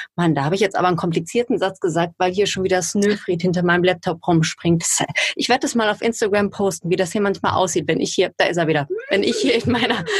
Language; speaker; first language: German; native; German